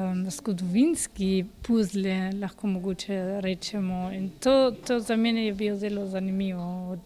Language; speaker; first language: Slovenian; non-native, learner; Spanish